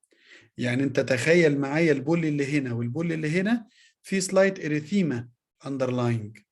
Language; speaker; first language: Arabic; native; Arabic